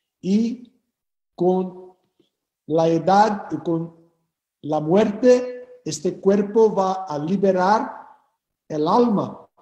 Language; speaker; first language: Spanish; non-native, fluent; Portuguese